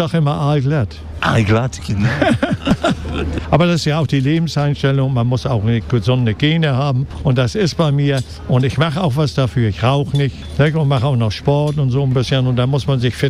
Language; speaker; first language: German; native; German